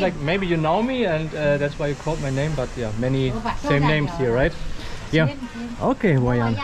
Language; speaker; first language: English; non-native, fluent; German